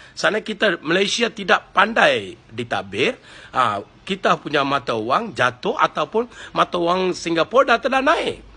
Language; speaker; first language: Malay; non-native, local second language; Tamil